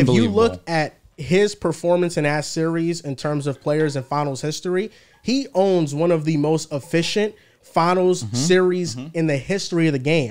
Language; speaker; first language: English; native; English